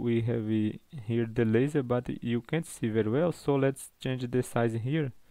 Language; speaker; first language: English; non-native, fluent; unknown